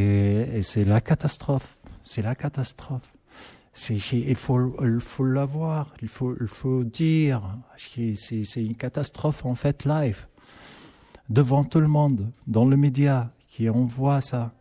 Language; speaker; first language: French; non-native, learner; Arabic